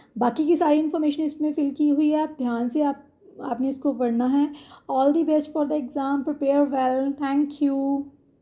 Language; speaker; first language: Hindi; non-native, local second language; Punjabi